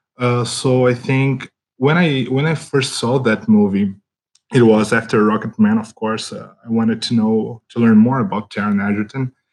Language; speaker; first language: English; non-native, fluent; Portuguese